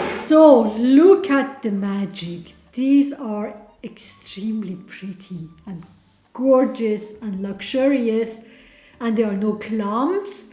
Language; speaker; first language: English; non-native, fluent; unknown